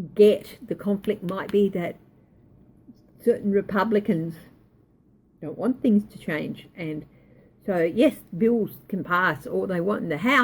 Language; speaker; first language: English; native; English